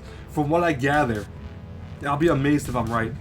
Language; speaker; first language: English; native; English